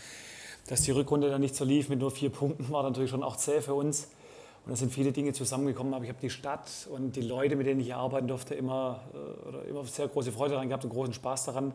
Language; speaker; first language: German; native; German